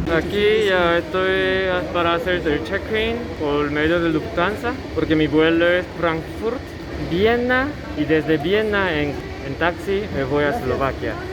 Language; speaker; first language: Spanish; non-native, fluent; Korean